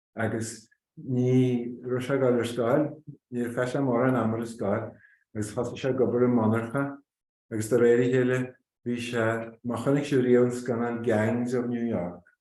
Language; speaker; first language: Irish; native; Irish